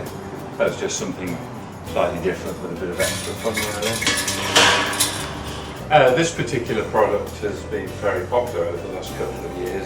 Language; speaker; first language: English; native; English